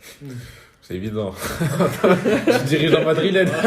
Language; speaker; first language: French; native; French